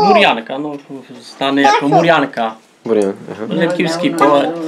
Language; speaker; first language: Polish; non-native, local second language; Rusyn